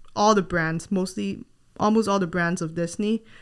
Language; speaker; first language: English; non-native, local second language; Cantonese